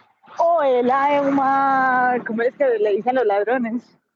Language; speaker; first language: Portuguese; non-native, learner; Spanish